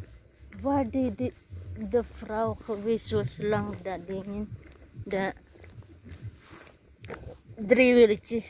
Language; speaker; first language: Dutch; non-native, learner; Filipino